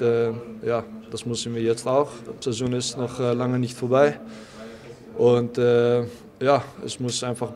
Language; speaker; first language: German; non-native, fluent; Dutch